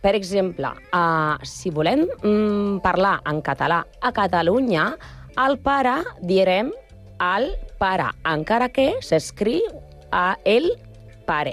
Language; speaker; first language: Catalan; non-native, learner; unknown